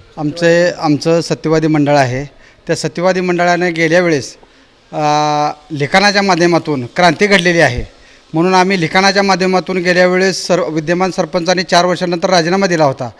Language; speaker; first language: Marathi; native; Marathi